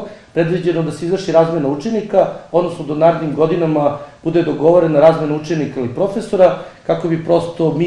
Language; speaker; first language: Serbian; native; Serbian